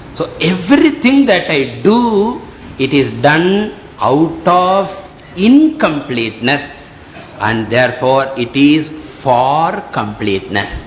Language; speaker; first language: English; non-native, local second language; Tamil